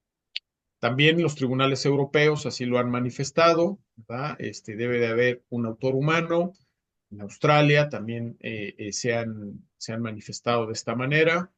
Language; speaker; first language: Spanish; native; Spanish